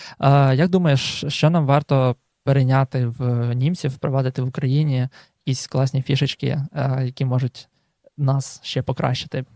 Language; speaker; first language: Ukrainian; native; Ukrainian